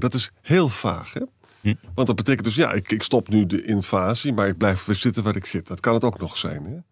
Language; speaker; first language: Dutch; native; Dutch